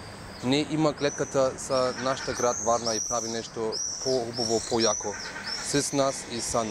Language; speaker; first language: Bulgarian; non-native, learner; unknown